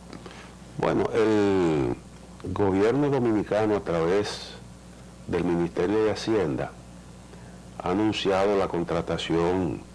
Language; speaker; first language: Spanish; native; Spanish